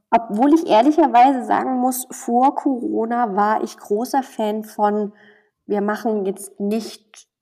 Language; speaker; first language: German; native; German